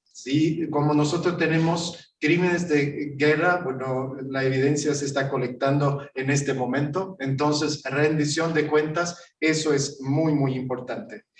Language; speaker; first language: Spanish; non-native, fluent; Swedish